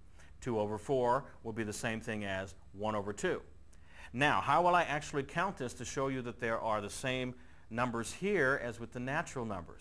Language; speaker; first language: English; native; English